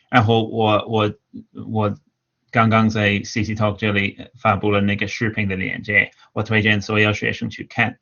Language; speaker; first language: Chinese; non-native, fluent; English